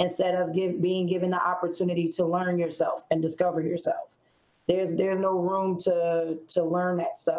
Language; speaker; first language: English; native; English